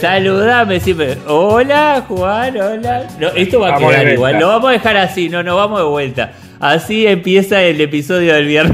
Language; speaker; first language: Spanish; native; Spanish